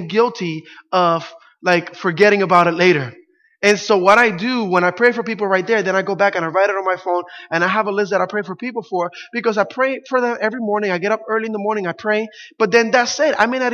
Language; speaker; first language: English; early bilingual, other home language; Spanish